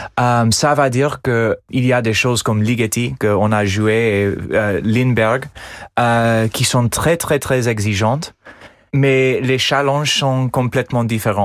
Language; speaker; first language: French; non-native, fluent; English